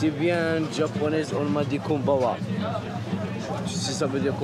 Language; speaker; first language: French; non-native, local second language; Arabic